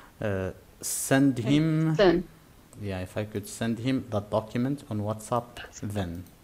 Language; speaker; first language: English; non-native, fluent; Arabic